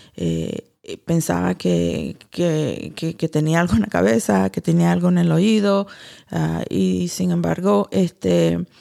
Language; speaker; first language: Spanish; early bilingual, heritage; Spanish